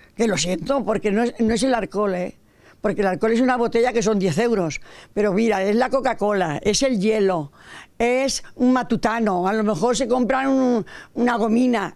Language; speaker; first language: Spanish; native; Spanish